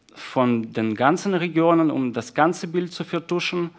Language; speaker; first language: German; non-native, fluent; Russian